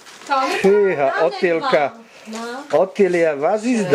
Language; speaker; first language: German; non-native, learner; Slovak